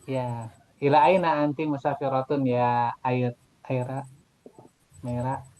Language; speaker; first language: Arabic; non-native, fluent; Indonesian